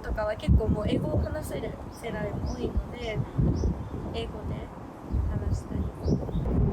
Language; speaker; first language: Japanese; native; Japanese